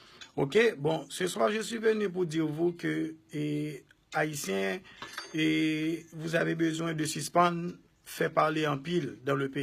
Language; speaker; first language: French; non-native, local second language; Haitian Creole